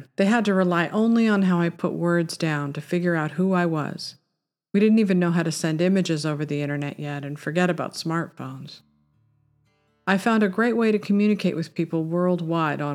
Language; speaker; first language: English; native; English